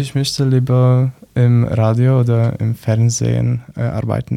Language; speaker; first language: German; non-native, learner; Polish